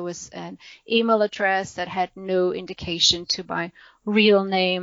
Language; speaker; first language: English; non-native, fluent; German